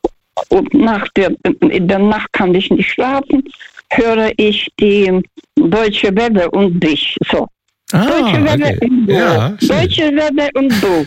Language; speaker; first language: German; non-native, fluent; Russian